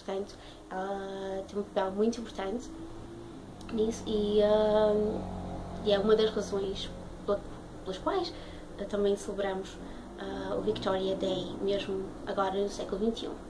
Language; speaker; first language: Portuguese; native; Portuguese